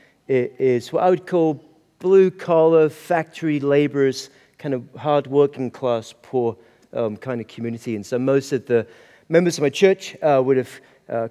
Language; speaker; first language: English; native; English